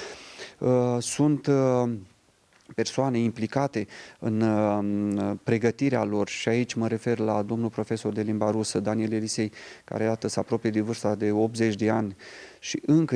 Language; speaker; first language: Romanian; non-native, local second language; Russian